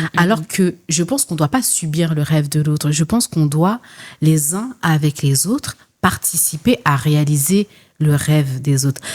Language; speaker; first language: French; early bilingual, other home language; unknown